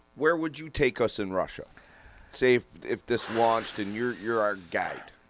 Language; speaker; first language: English; native; English